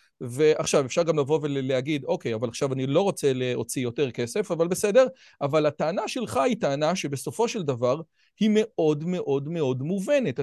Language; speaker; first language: Hebrew; native; Hebrew